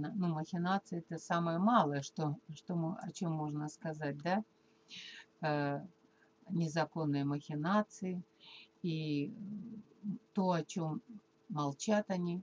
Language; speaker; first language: Russian; native; Russian